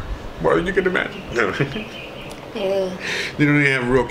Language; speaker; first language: English; native; English